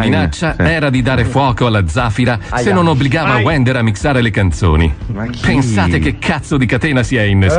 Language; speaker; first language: Italian; native; Italian